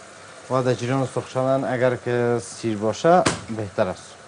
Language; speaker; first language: Persian; native; Persian